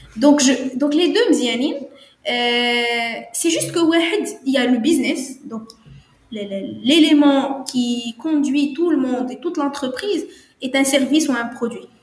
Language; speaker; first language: French; non-native, local second language; Arabic